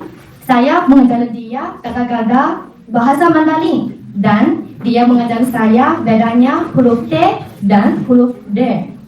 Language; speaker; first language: Indonesian; non-native, fluent; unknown